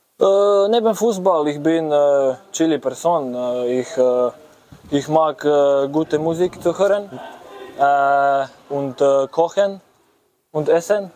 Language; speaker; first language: German; non-native, learner; Slovenian